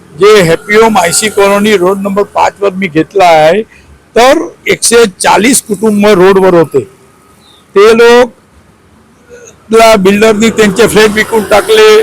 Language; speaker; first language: Marathi; non-native, local second language; Gujarati